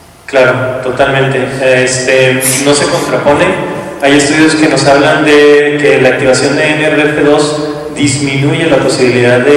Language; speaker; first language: Spanish; native; Spanish